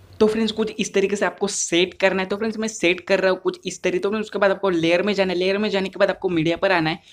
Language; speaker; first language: Hindi; non-native, local second language; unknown